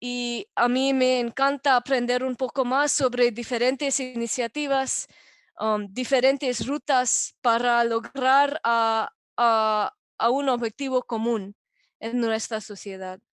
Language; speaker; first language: Spanish; non-native, fluent; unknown